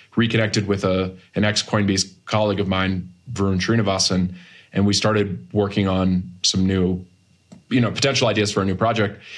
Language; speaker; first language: English; native; English